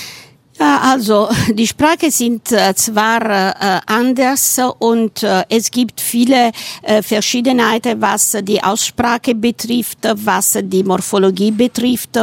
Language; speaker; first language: German; non-native, fluent; Italian